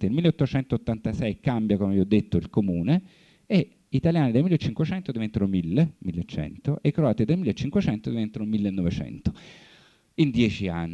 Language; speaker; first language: Italian; native; Italian